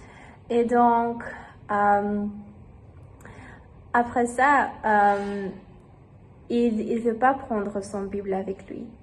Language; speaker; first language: French; non-native, learner; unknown